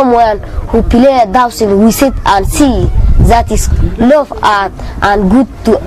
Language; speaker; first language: English; non-native, learner; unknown